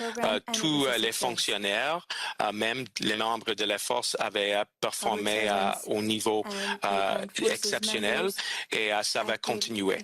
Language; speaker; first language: French; non-native, local second language; English